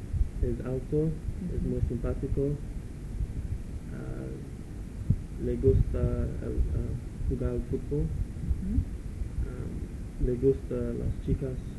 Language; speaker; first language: Spanish; non-native, learner; English